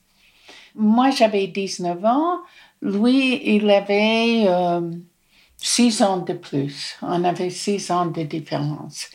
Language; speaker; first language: French; non-native, fluent; English